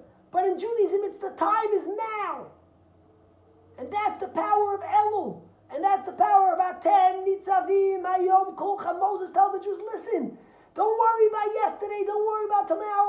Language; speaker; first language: English; native; English